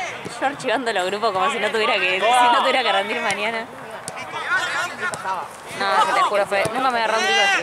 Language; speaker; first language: Spanish; native; Spanish